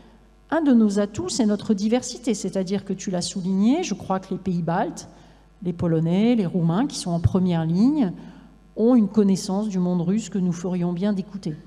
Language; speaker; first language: French; native; French